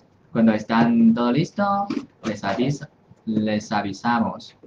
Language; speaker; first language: Spanish; non-native, fluent; Chinese